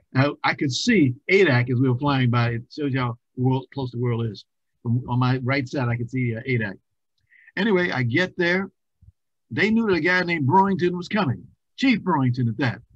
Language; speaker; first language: English; native; English